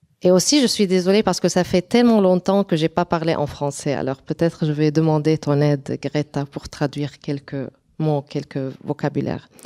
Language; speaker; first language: French; non-native, local second language; Arabic